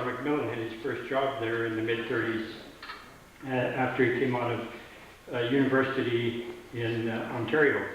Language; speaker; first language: English; native; English